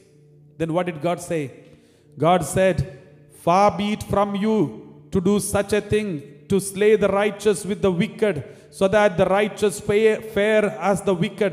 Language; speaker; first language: English; non-native, local second language; Malayalam